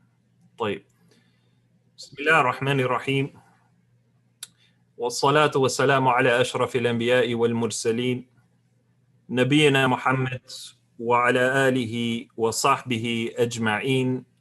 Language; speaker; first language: Arabic; non-native, fluent; English